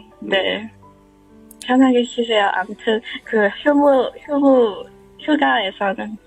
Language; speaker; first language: Korean; non-native, learner; Chinese